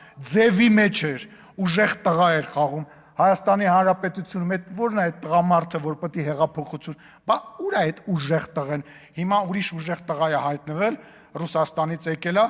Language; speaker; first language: Armenian; native; Armenian